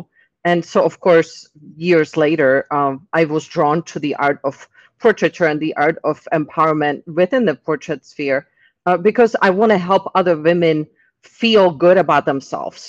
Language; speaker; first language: English; non-native, fluent; Czech